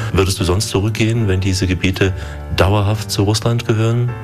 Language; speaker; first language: German; native; German